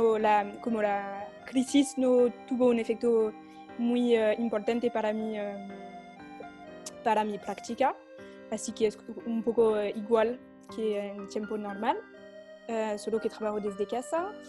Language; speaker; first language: Spanish; non-native, fluent; French